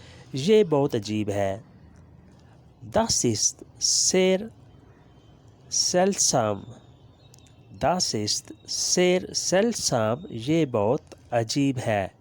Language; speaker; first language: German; non-native, learner; Urdu